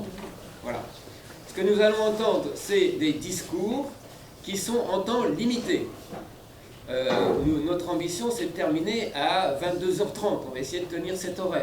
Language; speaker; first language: French; native; French